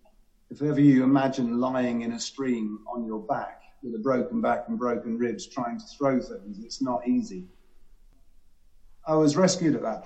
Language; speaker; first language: English; native; English